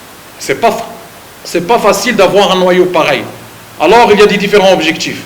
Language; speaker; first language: French; non-native, fluent; Arabic